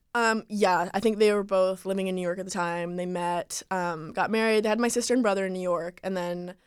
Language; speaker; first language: English; native; English